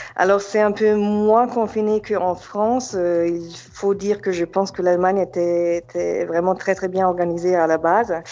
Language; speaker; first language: French; non-native, fluent; German